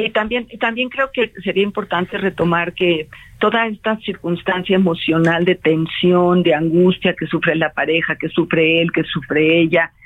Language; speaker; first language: Spanish; native; Spanish